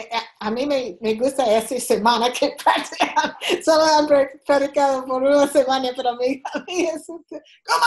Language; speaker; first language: Spanish; non-native, learner; English